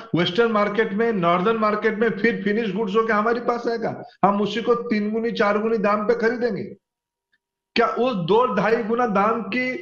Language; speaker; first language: Hindi; non-native, local second language; Odia